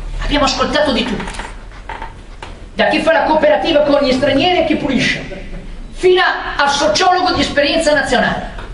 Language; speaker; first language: Italian; native; Italian